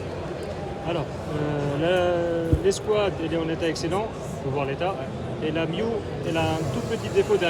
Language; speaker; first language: French; native; French